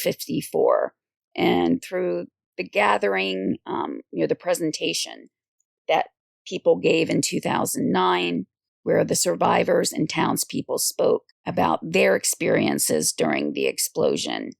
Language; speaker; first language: English; native; English